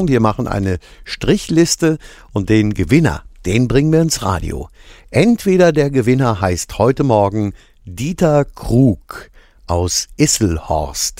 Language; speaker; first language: German; native; German